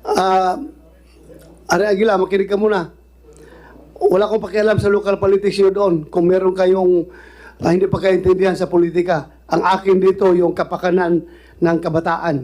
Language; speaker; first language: Filipino; non-native, local second language; Cebuano